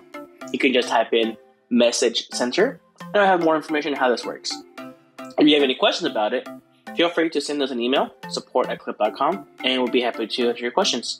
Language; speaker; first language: English; native; English